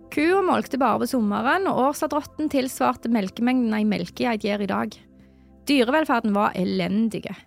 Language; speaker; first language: Norwegian; native; Norwegian